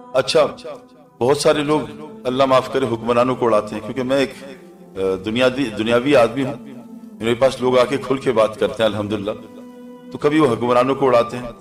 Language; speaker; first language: Urdu; native; Urdu